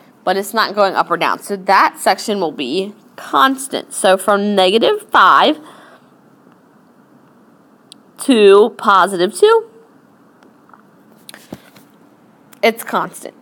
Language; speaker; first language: English; native; English